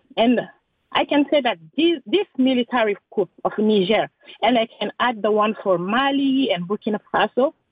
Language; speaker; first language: English; non-native, fluent; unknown